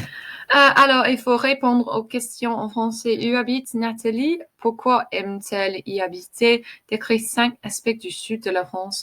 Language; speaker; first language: French; non-native, fluent; English